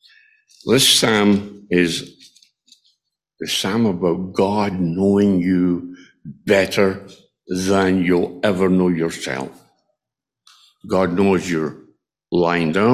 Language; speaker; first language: English; native; English